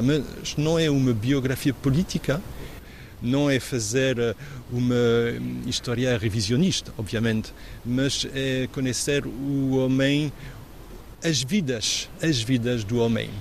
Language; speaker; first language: Portuguese; non-native, learner; French